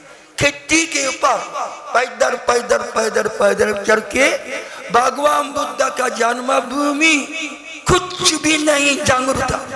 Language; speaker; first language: Hindi; non-native, learner; Japanese